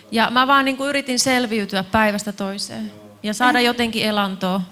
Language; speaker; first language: Finnish; native; Finnish